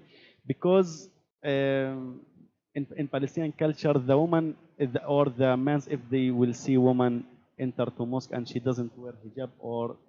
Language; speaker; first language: English; non-native, learner; Arabic